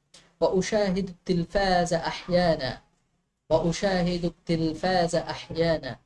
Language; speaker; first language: Arabic; non-native, fluent; Bangla